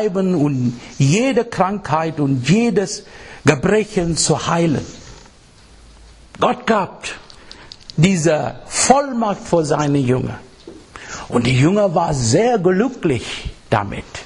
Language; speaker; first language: German; non-native, fluent; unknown